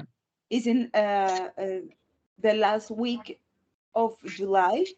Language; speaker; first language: English; non-native, learner; Spanish